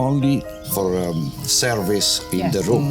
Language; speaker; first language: English; non-native, learner; Italian